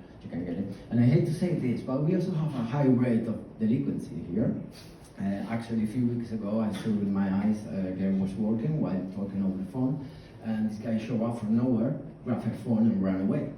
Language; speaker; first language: English; non-native, fluent; Spanish